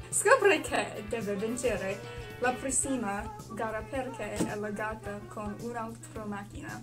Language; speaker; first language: Italian; non-native, learner; English